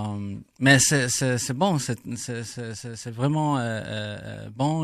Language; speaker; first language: French; non-native, learner; English